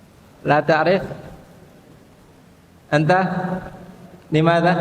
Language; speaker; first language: Arabic; non-native, fluent; Indonesian